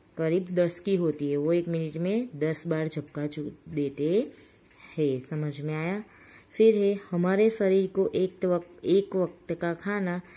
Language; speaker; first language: Hindi; non-native, local second language; Gujarati